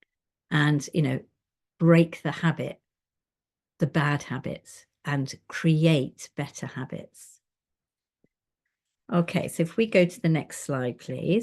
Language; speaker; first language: English; native; English